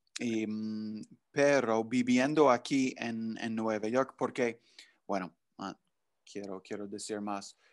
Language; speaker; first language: Spanish; non-native, fluent; English